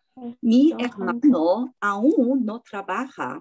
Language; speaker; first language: Spanish; non-native, fluent; Chinese